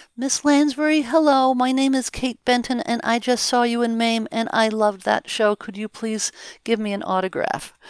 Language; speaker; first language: English; native; English